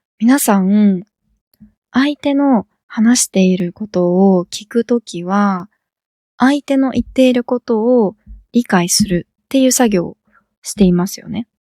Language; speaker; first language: Japanese; native; Japanese